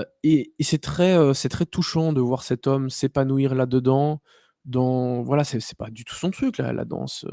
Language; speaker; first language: French; native; French